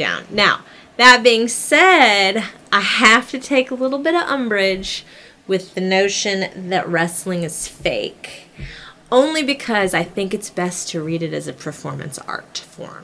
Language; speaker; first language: English; native; English